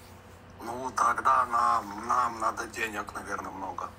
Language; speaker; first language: Russian; non-native, fluent; Serbian